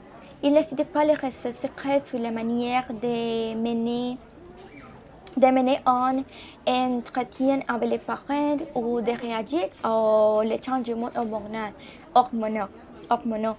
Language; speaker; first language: French; non-native, learner; Spanish